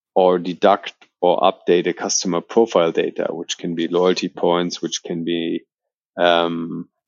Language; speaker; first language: English; non-native, fluent; German